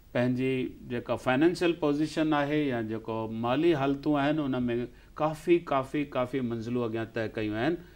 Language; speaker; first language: Sindhi; early bilingual, heritage; Sindhi